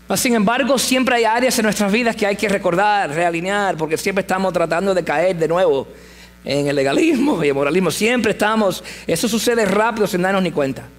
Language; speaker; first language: Spanish; early bilingual, heritage; English